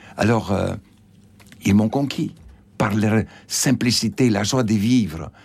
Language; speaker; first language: French; non-native, fluent; Spanish